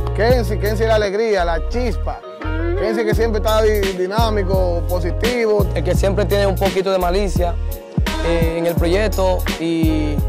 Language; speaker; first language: Spanish; native; Spanish